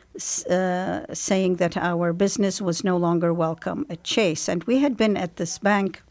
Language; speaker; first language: English; non-native, fluent; Arabic